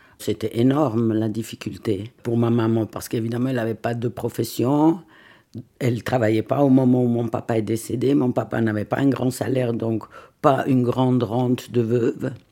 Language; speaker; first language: French; non-native, fluent; Swiss German